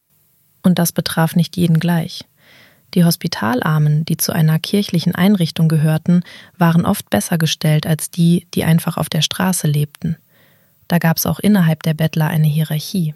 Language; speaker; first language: German; native; German